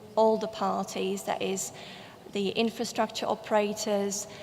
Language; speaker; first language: English; non-native, fluent; Czech